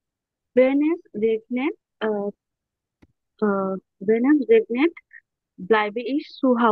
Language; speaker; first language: German; non-native, learner; Bangla